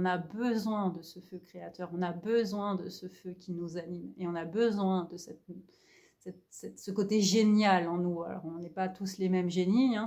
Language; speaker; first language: French; native; French